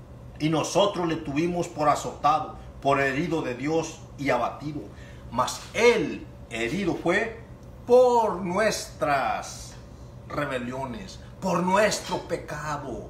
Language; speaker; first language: Spanish; native; Spanish